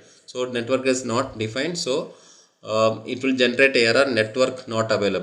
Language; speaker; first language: English; non-native, local second language; Tamil